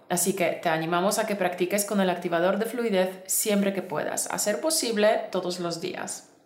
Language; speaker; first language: Spanish; native; Spanish